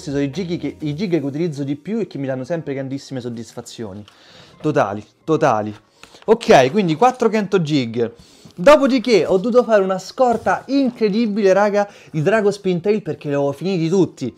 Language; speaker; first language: Italian; native; Italian